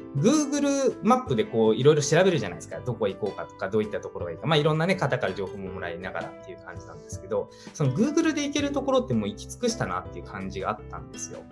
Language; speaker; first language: Japanese; native; Japanese